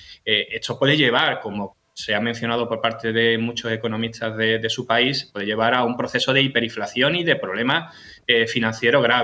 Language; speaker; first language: Spanish; native; Spanish